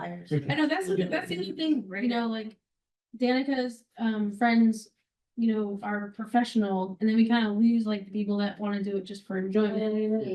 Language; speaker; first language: English; native; English